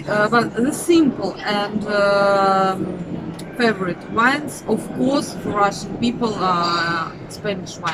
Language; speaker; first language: English; non-native, learner; Russian